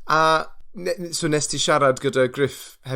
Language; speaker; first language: Welsh; non-native, fluent; English